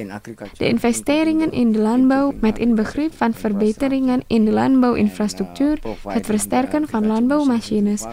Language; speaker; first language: Dutch; non-native, fluent; Indonesian